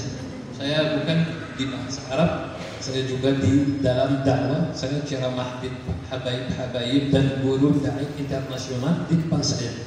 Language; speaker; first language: Indonesian; non-native, learner; Arabic